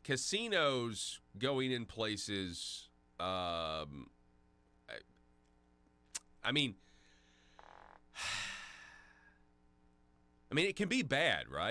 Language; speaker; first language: English; native; English